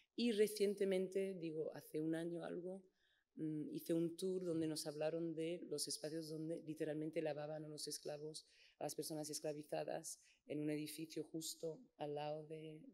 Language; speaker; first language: Spanish; non-native, fluent; English